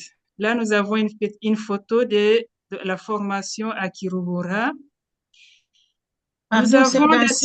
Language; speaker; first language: French; non-native, local second language; Kinyarwanda